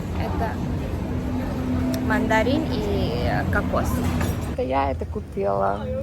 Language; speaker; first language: Russian; non-native, fluent; Korean